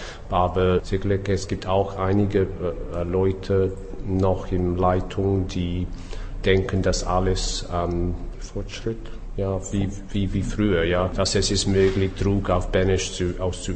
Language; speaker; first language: German; non-native, learner; English